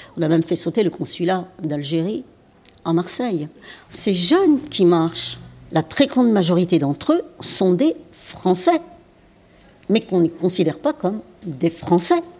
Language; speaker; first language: French; early bilingual, other home language; Arabic